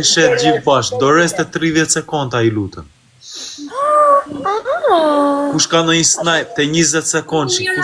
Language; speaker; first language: Albanian; native; Albanian